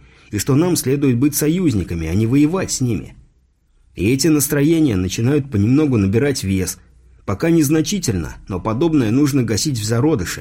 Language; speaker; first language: Russian; native; Russian